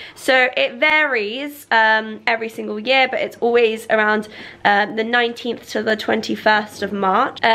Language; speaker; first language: English; early bilingual, other home language; Persian